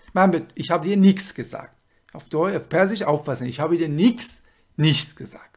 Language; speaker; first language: German; non-native, fluent; Persian